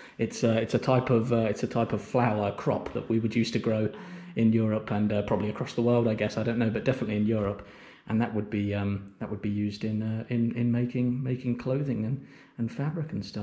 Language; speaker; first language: English; native; English